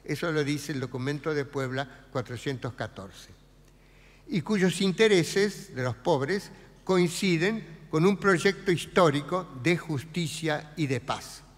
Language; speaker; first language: Spanish; native; Spanish